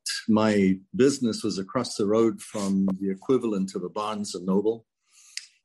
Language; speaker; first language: English; native; English